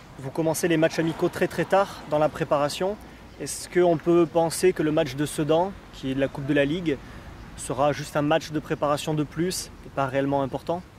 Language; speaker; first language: French; native; French